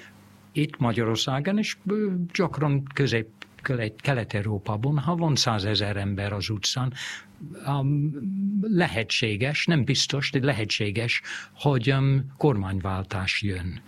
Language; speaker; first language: Hungarian; non-native, fluent; English